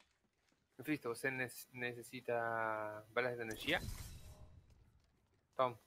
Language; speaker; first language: Portuguese; non-native, learner; Spanish